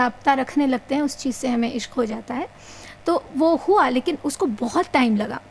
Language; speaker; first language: English; non-native, local second language; Hindi